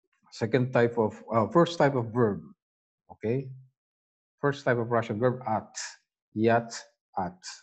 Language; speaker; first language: English; non-native, local second language; Filipino